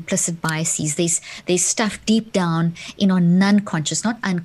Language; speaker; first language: English; native; English